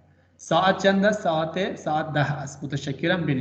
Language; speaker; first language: Persian; non-native, fluent; Urdu